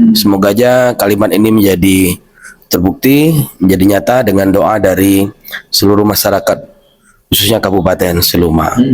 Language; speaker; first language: Indonesian; native; Indonesian